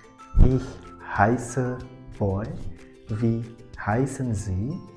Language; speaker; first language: German; non-native, fluent; Indonesian